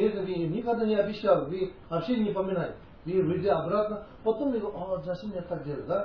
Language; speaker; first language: Russian; non-native, learner; Tibetan